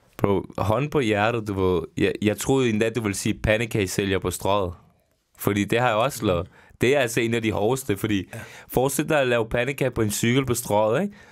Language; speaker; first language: Danish; early bilingual, other home language; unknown